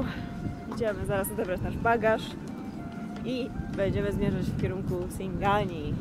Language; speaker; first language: Polish; native; Polish